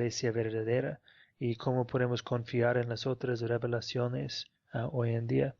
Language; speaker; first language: Spanish; non-native, fluent; English